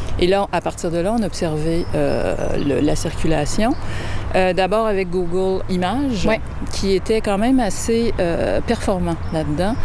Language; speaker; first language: French; native; French